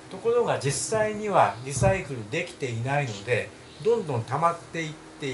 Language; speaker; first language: Japanese; native; Japanese